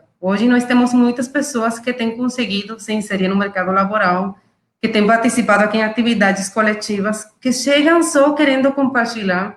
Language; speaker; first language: Portuguese; non-native, fluent; Spanish